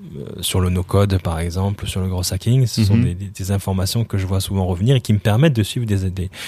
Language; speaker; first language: French; native; French